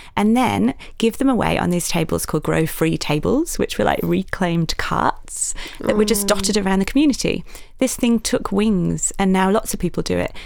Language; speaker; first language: English; native; English